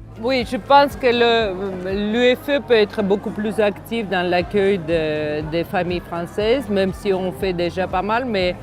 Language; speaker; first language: French; non-native, fluent; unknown